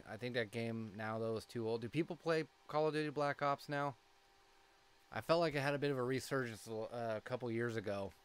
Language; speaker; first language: English; native; English